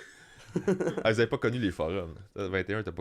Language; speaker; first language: French; native; French